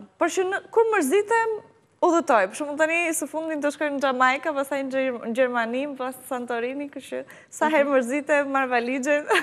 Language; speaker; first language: Albanian; early bilingual, heritage; Albanian